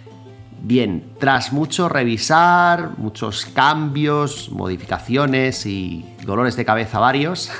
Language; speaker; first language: Spanish; native; Spanish